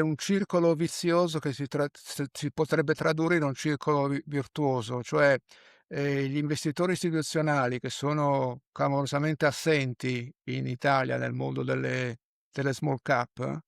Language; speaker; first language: Italian; native; Italian